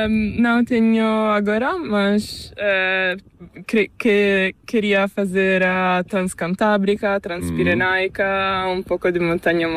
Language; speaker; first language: Spanish; non-native, learner; Portuguese